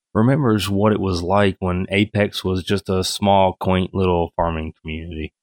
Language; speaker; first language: English; native; English